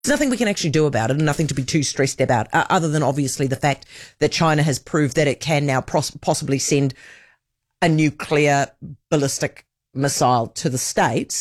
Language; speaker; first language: English; native; English